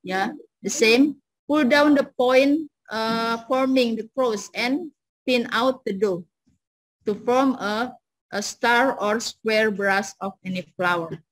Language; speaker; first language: English; non-native, learner; Indonesian